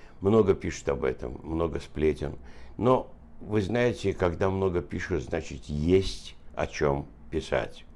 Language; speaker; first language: Russian; non-native, local second language; Azerbaijani